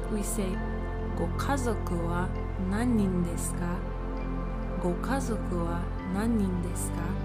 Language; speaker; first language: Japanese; non-native, fluent; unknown